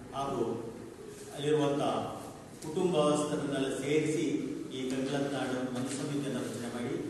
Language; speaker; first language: Kannada; non-native, local second language; Kodava